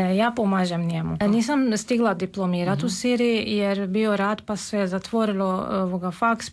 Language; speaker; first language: Serbian; non-native, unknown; Armenian